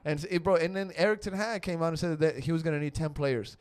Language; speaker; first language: English; early bilingual, other home language; Spanish